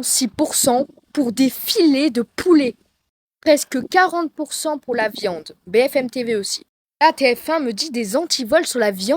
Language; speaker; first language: French; native; French